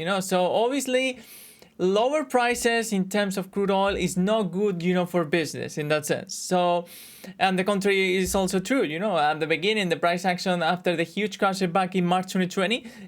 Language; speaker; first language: English; non-native, fluent; Spanish